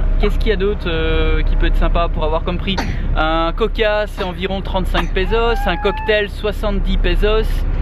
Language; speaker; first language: French; native; French